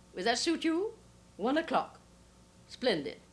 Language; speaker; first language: English; native; English